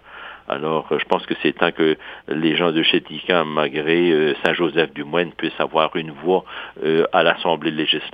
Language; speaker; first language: French; native; French